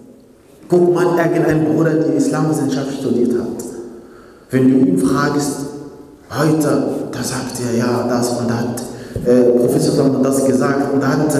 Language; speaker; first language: German; non-native, fluent; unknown